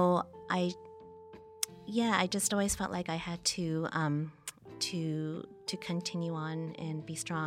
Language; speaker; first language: English; native; English